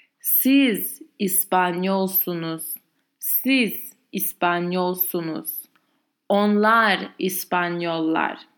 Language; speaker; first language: Turkish; non-native, learner; English